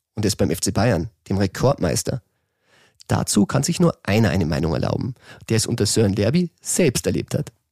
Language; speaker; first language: German; native; German